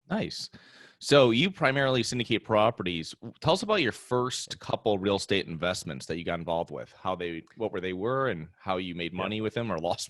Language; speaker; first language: English; native; English